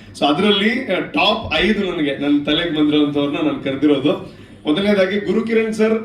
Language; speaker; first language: Kannada; non-native, local second language; Tulu